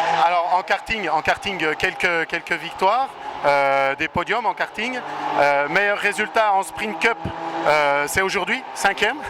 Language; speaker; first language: French; native; French